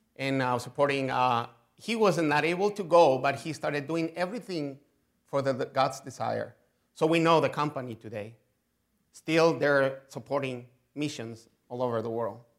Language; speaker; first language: English; non-native, fluent; Spanish